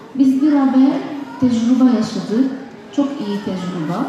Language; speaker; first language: Turkish; non-native, learner; Arabic